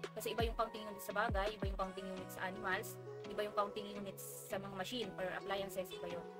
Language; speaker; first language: Filipino; native; Filipino